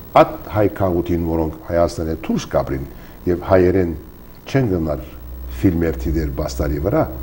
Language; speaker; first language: Armenian; early bilingual, heritage; Armenian